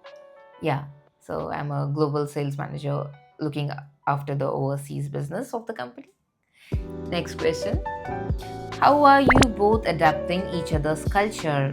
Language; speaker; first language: English; non-native, local second language; Hindi